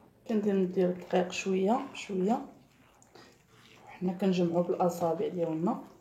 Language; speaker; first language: Arabic; native; Arabic